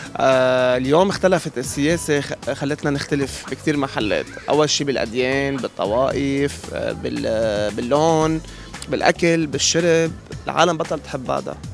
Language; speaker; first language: Arabic; native; Arabic